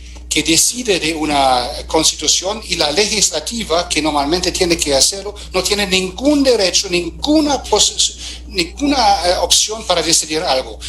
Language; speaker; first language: Spanish; non-native, fluent; German